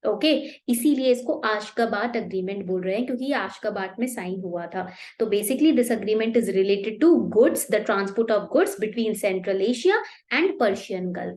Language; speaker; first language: Hindi; native; Hindi